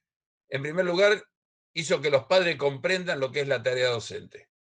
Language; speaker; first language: Spanish; native; Spanish